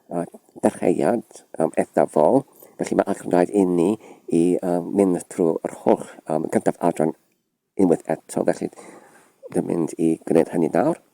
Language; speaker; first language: Welsh; non-native, learner; English